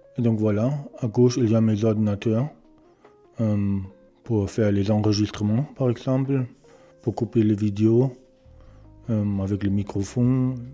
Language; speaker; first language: French; non-native, learner; German